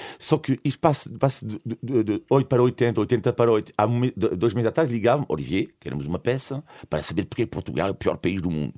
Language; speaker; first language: Portuguese; non-native, fluent; French